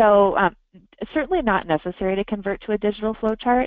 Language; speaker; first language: English; native; English